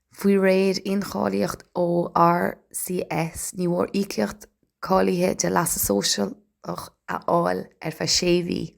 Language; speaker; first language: Irish; native; Irish